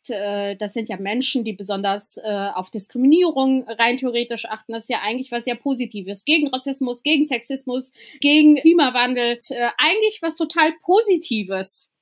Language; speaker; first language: German; early bilingual, other home language; Albanian